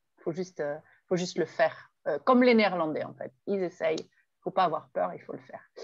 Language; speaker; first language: French; native; French